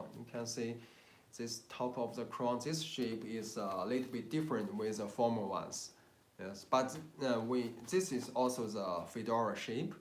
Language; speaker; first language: English; non-native, learner; Chinese